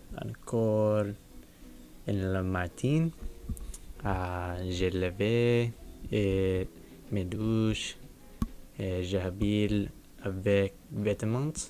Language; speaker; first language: French; non-native, learner; English